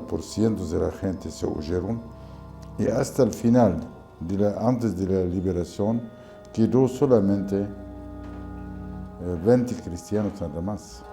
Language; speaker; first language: Portuguese; non-native, learner; Arabic